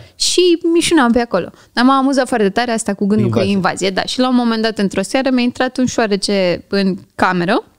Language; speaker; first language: Romanian; native; Romanian